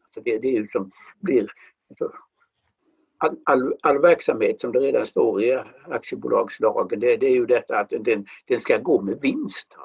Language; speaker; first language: Swedish; native; Swedish